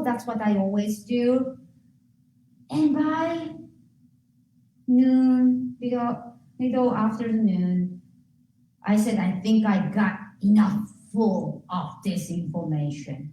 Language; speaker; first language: English; non-native, fluent; Japanese